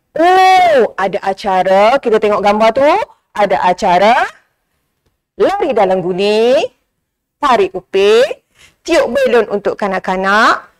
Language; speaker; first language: Malay; native; Malay